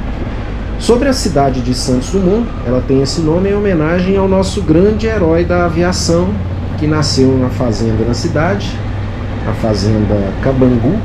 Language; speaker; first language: Portuguese; native; Portuguese